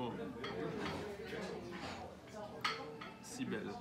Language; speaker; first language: Korean; non-native, learner; French